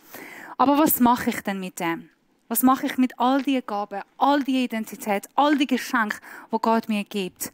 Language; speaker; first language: German; non-native, fluent; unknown